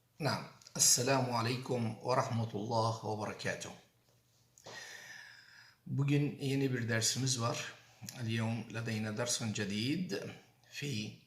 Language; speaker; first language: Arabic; non-native, fluent; Turkish